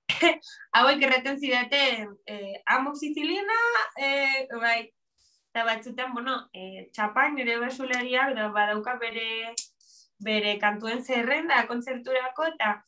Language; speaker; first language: Basque; non-native, local second language; Spanish